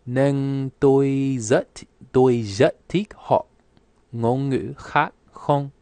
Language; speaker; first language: Vietnamese; non-native, learner; English